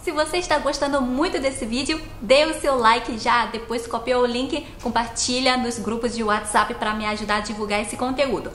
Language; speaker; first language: Portuguese; non-native, fluent; Chinese